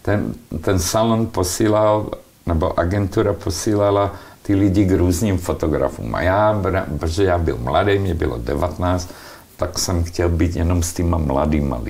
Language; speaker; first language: Czech; non-native, local second language; Slovak